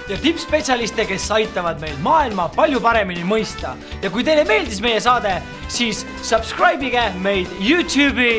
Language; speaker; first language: Estonian; native; Estonian